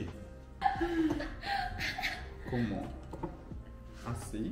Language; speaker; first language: Spanish; native; Spanish